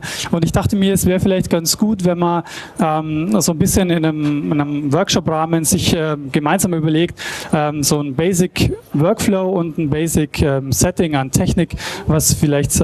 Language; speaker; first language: German; native; German